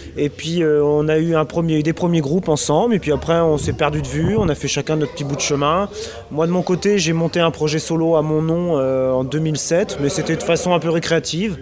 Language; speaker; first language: French; native; French